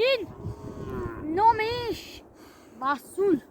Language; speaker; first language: Persian; non-native, local second language; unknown